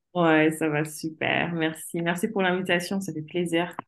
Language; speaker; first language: French; early bilingual, other home language; English